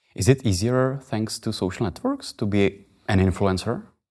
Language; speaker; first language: English; non-native, fluent; Czech